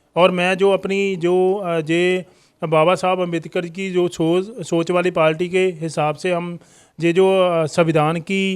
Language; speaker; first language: Hindi; non-native, local second language; Punjabi